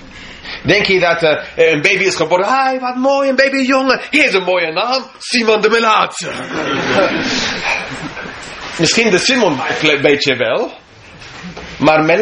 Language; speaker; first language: Dutch; non-native, fluent; English